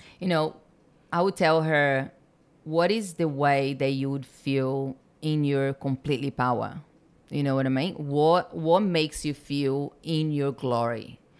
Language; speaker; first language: English; non-native, fluent; Portuguese